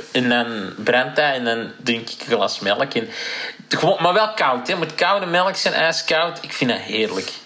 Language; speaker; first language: Dutch; native; Dutch